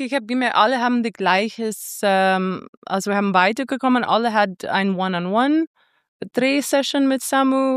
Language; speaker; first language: German; non-native, fluent; English